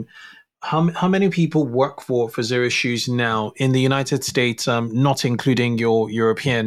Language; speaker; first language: English; non-native, local second language; Yoruba